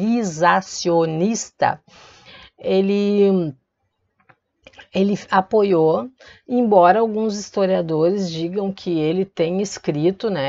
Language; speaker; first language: Portuguese; native; Portuguese